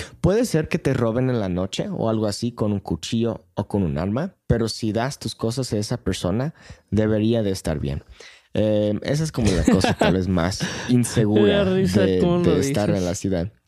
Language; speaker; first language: Spanish; non-native, fluent; English